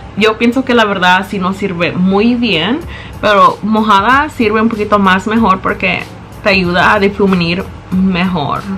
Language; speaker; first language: Spanish; early bilingual, heritage; Spanish